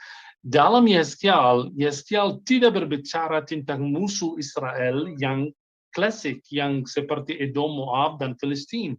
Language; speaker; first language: Indonesian; non-native, fluent; Hebrew